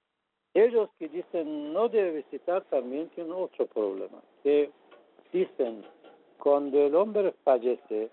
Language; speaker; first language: Spanish; non-native, fluent; Persian